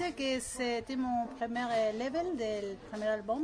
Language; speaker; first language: French; non-native, learner; Spanish